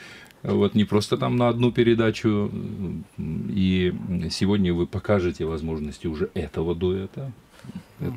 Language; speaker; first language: Russian; native; Russian